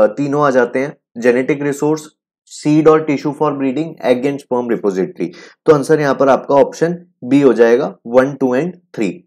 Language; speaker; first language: Hindi; native; Hindi